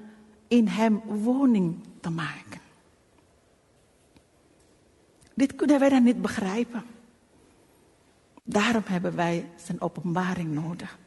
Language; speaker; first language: Dutch; non-native, fluent; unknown